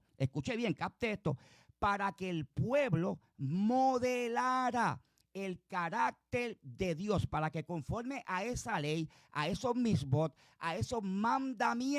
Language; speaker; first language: Spanish; native; Spanish